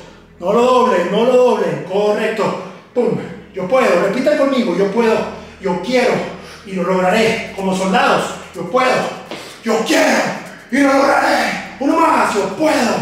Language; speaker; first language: Spanish; native; Spanish